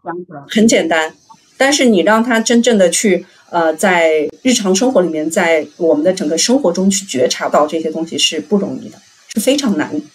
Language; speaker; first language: Chinese; native; Chinese